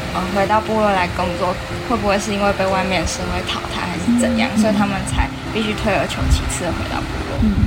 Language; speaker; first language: Chinese; native; Chinese